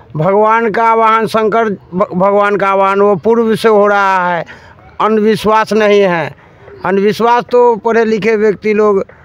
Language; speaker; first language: Hindi; native; Hindi